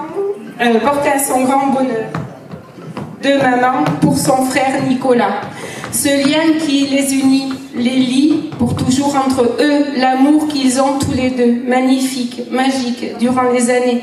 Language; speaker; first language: French; native; French